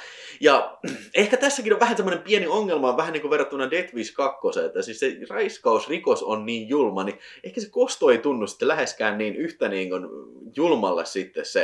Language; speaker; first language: Finnish; native; Finnish